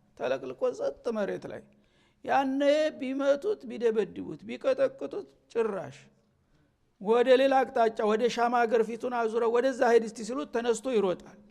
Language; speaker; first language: Amharic; native; Amharic